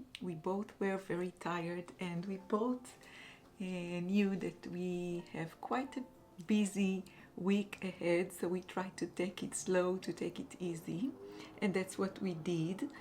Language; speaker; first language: English; non-native, fluent; Hebrew